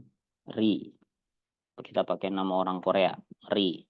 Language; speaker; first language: Indonesian; native; Indonesian